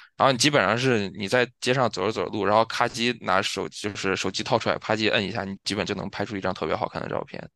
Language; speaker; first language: Chinese; native; Chinese